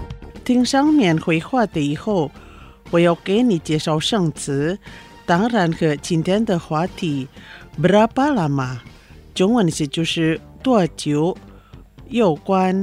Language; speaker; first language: Chinese; non-native, fluent; Indonesian